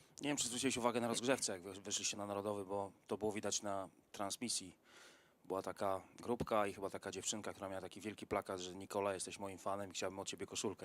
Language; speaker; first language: Polish; native; Polish